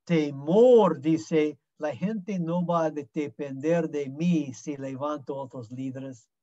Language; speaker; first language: Spanish; non-native, fluent; English